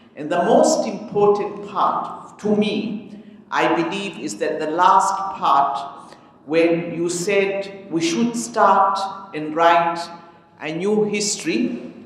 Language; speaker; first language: English; early bilingual, other home language; Arabic